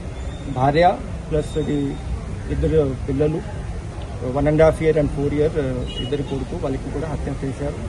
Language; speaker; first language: Telugu; non-native, learner; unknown